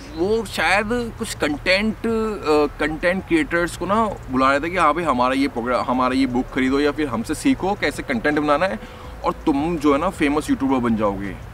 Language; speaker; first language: Hindi; native; Hindi